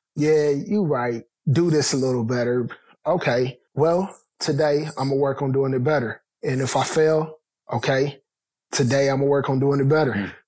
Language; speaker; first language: English; native; English